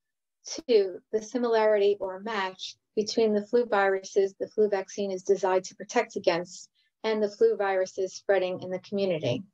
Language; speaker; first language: English; native; English